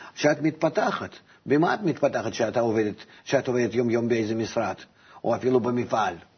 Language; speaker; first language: Hebrew; non-native, fluent; Russian